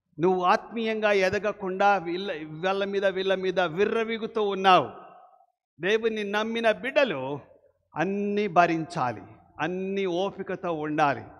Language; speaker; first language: Telugu; non-native, local second language; Lambadi